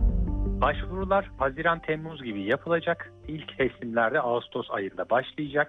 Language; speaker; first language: Turkish; native; Turkish